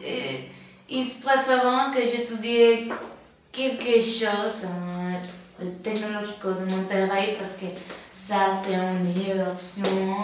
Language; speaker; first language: French; non-native, learner; Spanish